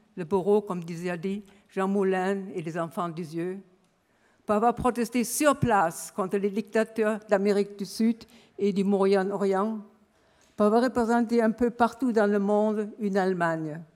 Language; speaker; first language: French; non-native, fluent; German